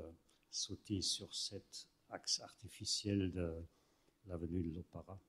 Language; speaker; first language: French; non-native, fluent; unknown